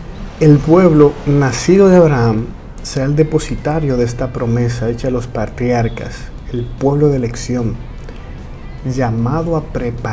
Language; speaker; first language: Spanish; native; Spanish